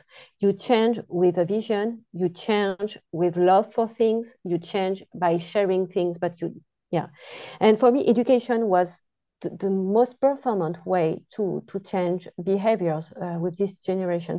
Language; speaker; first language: English; non-native, fluent; French